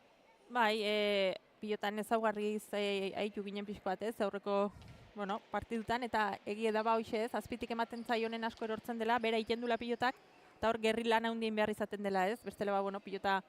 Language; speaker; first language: Basque; native; Basque